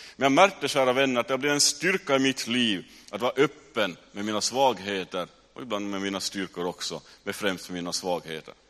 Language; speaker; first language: Swedish; native; Swedish